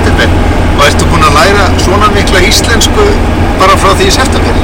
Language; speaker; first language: Icelandic; native; Icelandic